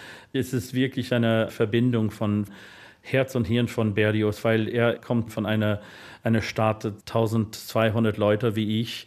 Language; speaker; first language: German; non-native, fluent; English